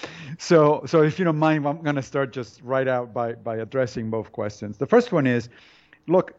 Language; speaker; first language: English; non-native, fluent; Italian